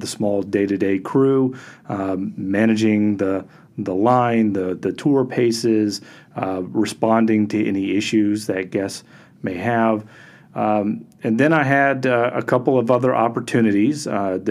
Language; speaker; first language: English; native; English